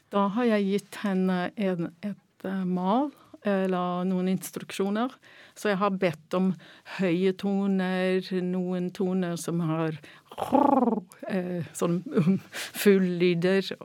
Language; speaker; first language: Norwegian; non-native, fluent; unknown